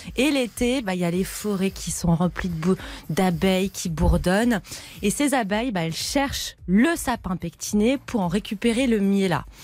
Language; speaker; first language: French; native; French